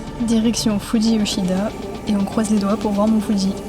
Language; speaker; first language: French; native; French